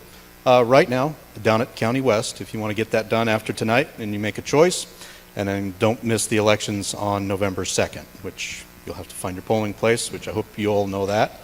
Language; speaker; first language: English; native; English